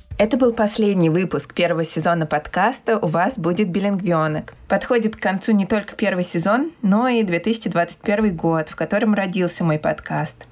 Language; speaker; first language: Russian; native; Russian